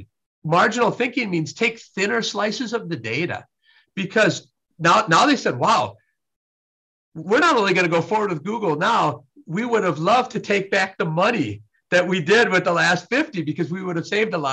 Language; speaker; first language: English; native; English